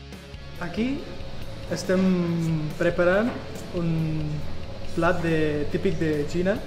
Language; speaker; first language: Catalan; non-native, learner; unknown